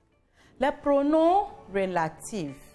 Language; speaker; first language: French; non-native, fluent; English